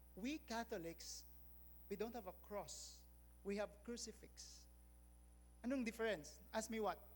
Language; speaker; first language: English; non-native, local second language; Filipino